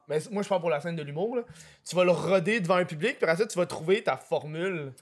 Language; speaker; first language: French; native; French